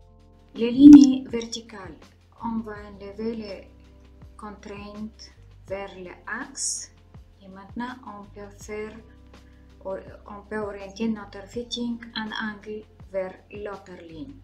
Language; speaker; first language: French; non-native, fluent; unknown